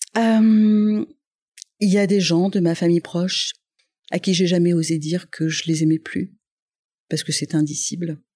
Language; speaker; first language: French; non-native, local second language; Arabic